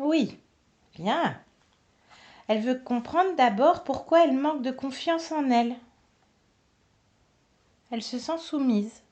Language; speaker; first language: French; native; French